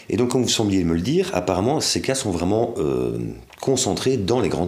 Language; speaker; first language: French; native; French